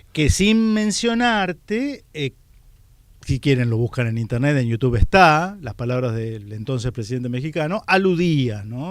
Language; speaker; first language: Spanish; native; Spanish